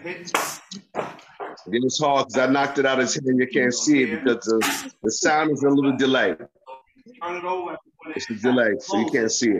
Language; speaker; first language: English; native; English